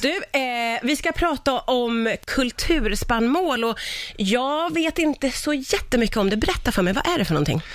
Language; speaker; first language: Swedish; native; Swedish